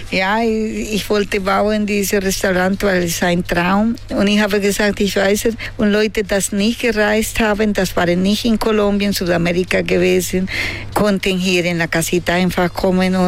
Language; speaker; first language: German; non-native, learner; Spanish